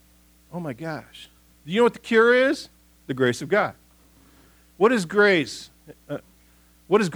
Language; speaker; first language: English; native; English